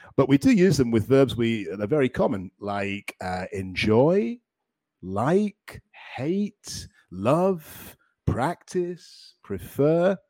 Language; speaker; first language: English; native; English